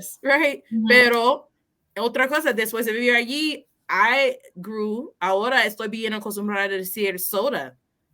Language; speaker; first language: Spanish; non-native, fluent; English